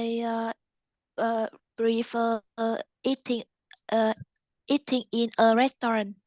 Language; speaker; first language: English; non-native, learner; Vietnamese